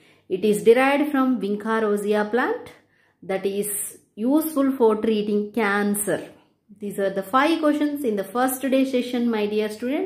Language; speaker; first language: English; non-native, local second language; Telugu